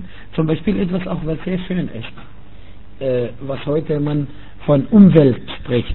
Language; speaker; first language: German; non-native, fluent; Arabic